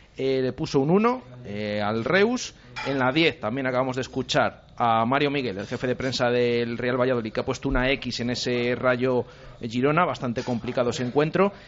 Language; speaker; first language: Spanish; native; Spanish